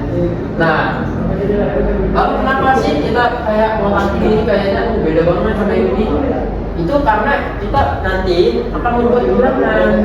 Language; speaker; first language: Indonesian; native; Indonesian